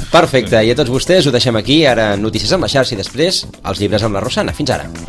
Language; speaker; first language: Catalan; native; Catalan